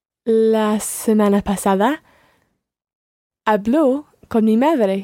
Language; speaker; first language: Spanish; non-native, learner; English